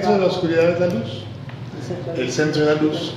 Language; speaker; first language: Spanish; native; Spanish